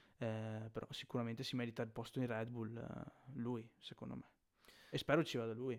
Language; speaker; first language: Italian; native; Italian